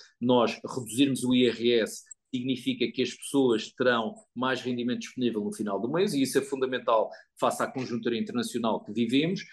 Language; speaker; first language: Portuguese; native; Portuguese